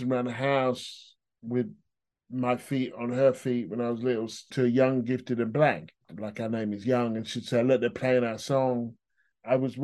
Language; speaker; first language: English; native; English